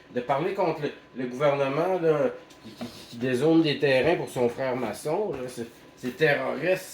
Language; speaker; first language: French; native; French